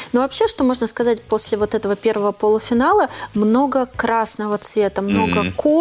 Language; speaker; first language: Russian; native; Russian